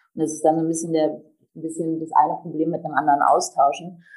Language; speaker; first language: German; native; German